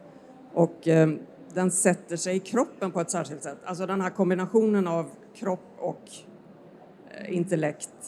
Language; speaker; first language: Swedish; native; Swedish